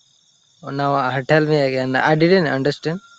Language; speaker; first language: English; non-native, learner; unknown